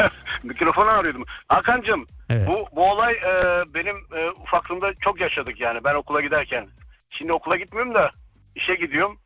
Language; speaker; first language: Turkish; early bilingual, other home language; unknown